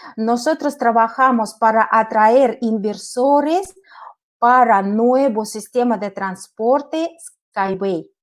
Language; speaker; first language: Spanish; non-native, fluent; Russian